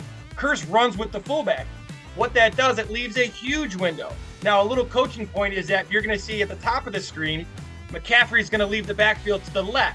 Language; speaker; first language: English; native; English